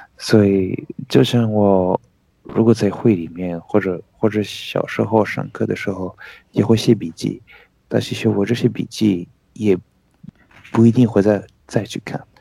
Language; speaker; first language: Chinese; non-native, fluent; French